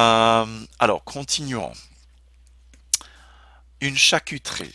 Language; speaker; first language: French; non-native, fluent; English